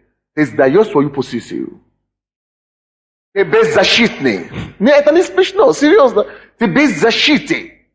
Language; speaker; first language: Russian; native; Russian